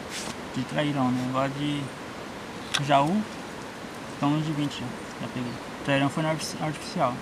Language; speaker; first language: Portuguese; native; Portuguese